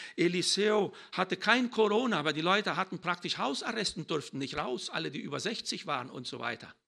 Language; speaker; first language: German; early bilingual, heritage; German